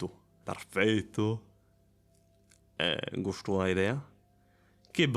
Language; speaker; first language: Portuguese; non-native, learner; German